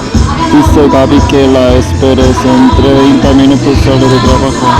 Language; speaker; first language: Spanish; non-native, learner; Korean